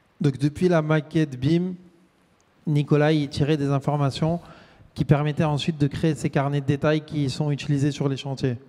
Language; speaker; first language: French; native; French